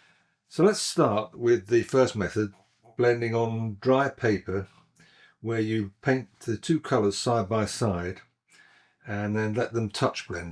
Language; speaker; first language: English; native; English